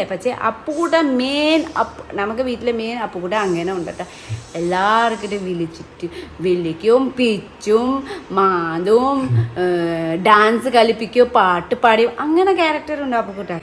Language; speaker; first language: Malayalam; non-native, learner; Nepali